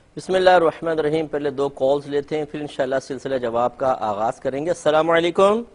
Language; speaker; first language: Urdu; native; Urdu